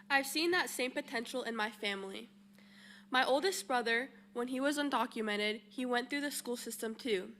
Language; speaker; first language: English; early bilingual, other home language; Spanish